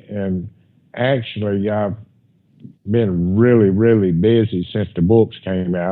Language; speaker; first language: English; native; English